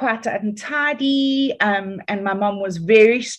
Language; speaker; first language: English; native; English